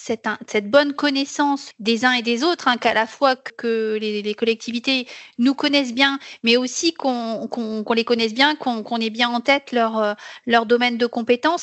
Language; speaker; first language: French; native; French